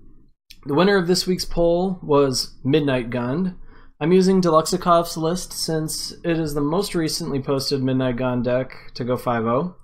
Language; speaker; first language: English; native; English